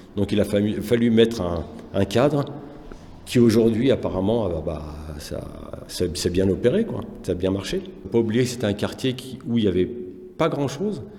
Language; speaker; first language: French; native; French